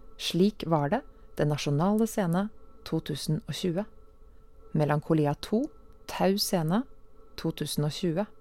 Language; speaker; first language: Norwegian; native; Norwegian